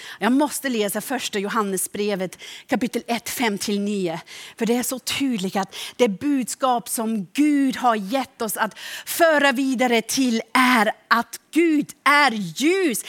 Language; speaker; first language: Swedish; non-native, fluent; German